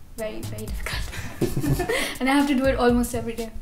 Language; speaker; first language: English; non-native, local second language; Bangla